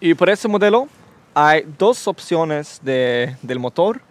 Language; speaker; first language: Spanish; non-native, learner; Swedish